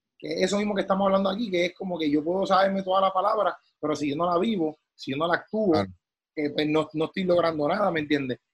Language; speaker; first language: Spanish; native; Spanish